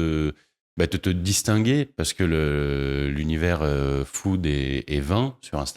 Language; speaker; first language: French; native; French